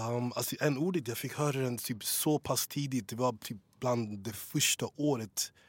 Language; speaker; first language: Swedish; early bilingual, other home language; English